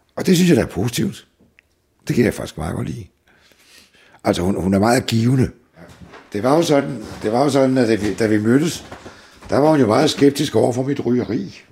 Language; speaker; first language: Danish; native; Danish